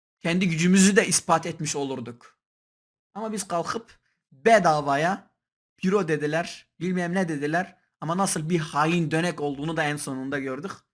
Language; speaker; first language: Turkish; non-native, local second language; Kurdish